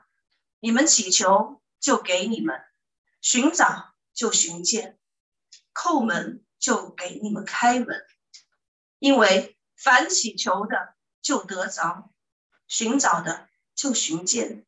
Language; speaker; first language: Chinese; native; Chinese